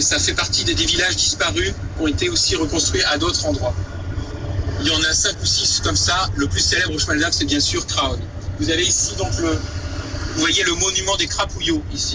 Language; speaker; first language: French; native; French